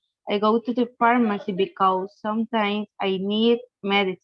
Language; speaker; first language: English; non-native, learner; Spanish